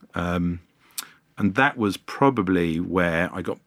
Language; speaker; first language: English; native; English